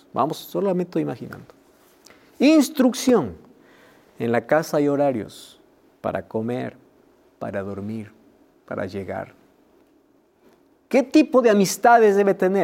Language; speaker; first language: Spanish; native; Spanish